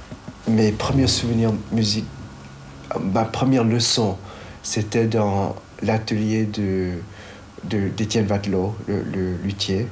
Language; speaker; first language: French; non-native, fluent; Chinese